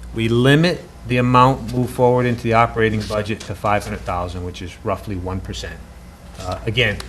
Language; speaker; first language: English; native; English